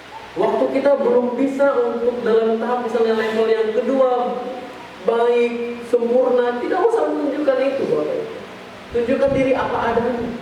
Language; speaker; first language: Indonesian; native; Indonesian